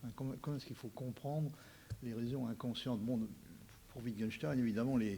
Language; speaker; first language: French; native; French